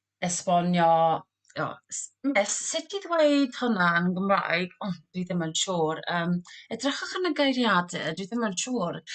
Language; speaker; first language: Welsh; non-native, local second language; English